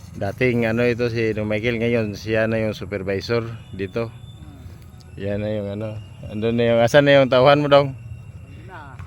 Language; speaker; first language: Filipino; native; Filipino